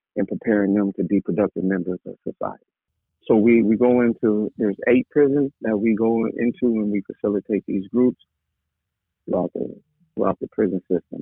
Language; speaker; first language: English; native; English